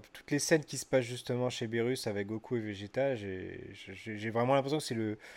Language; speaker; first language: French; early bilingual, other home language; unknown